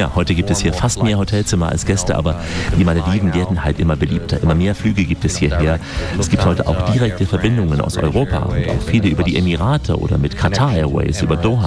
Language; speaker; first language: German; native; German